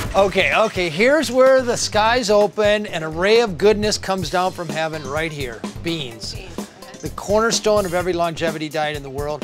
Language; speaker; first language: English; native; English